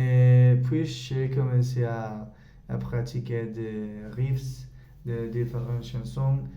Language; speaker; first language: French; non-native, learner; Spanish